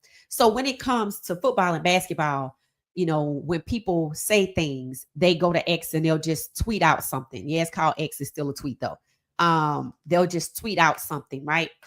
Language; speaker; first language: English; native; English